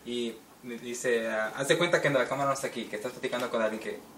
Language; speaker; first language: Spanish; early bilingual, heritage; Spanish